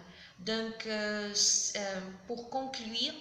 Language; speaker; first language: French; non-native, learner; Spanish